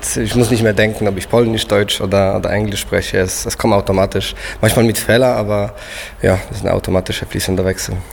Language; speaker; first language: German; non-native, fluent; Polish